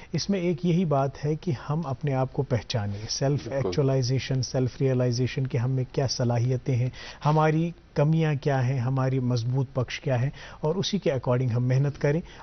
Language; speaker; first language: Hindi; non-native, local second language; Kashmiri